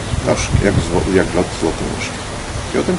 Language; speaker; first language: Polish; non-native, learner; Ukrainian